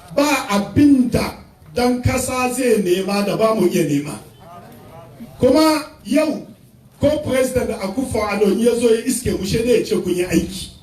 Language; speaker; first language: Hausa; non-native, local second language; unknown